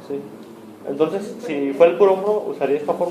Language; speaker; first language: Spanish; native; Spanish